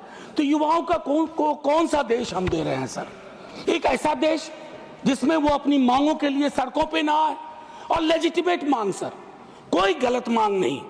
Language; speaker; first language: Hindi; native; Hindi